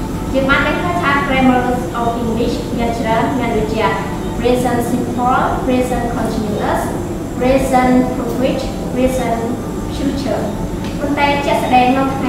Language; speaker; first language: English; non-native, learner; Khmer